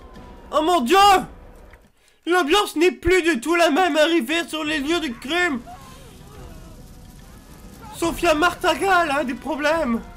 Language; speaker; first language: French; native; French